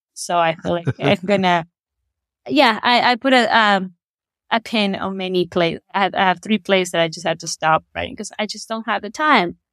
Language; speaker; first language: English; non-native, fluent; Spanish